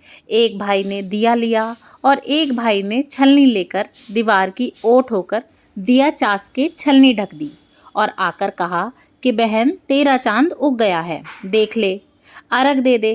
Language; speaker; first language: Hindi; native; Hindi